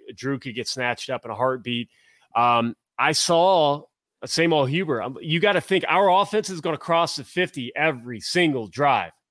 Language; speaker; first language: English; native; English